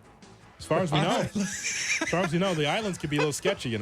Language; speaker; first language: English; native; English